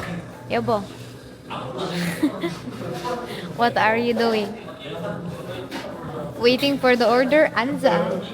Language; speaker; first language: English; non-native, learner; Arabic